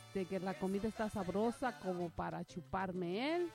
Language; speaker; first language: Spanish; native; Spanish